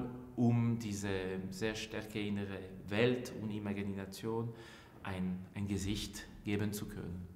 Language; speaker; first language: German; non-native, local second language; French